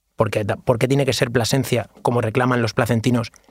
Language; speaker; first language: Spanish; native; Spanish